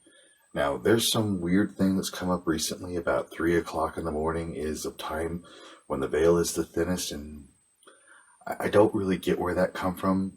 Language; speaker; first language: English; native; English